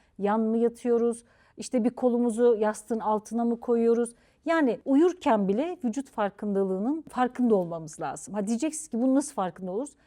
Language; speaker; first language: Turkish; native; Turkish